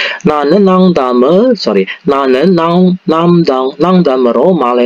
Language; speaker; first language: Korean; non-native, learner; Indonesian